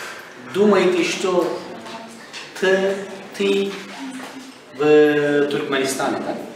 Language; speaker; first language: Russian; non-native, learner; Turkish